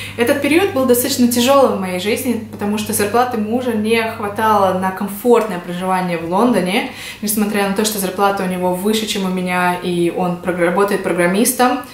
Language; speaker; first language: Russian; native; Russian